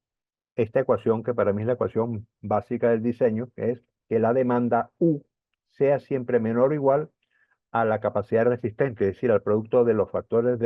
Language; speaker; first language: Spanish; native; Spanish